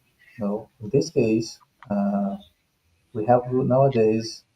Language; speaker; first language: English; non-native, fluent; Portuguese